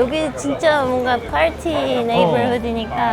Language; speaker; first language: Korean; non-native, fluent; Dutch